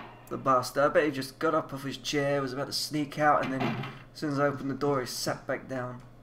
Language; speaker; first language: English; native; English